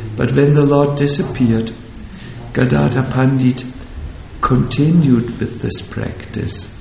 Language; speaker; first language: English; non-native, fluent; German